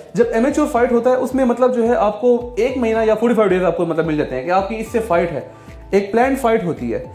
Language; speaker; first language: Urdu; non-native, local second language; Pashto